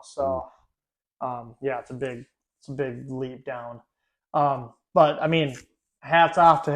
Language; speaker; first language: English; native; English